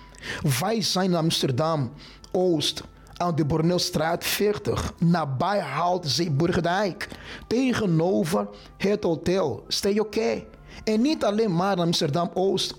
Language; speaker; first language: Dutch; non-native, fluent; Portuguese